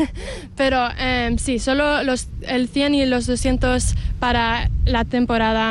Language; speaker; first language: Spanish; early bilingual, heritage; English